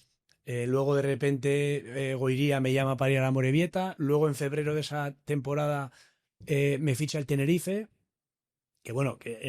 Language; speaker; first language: Spanish; native; Spanish